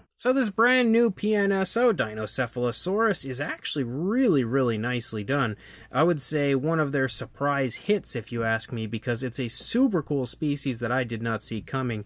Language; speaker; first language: English; native; English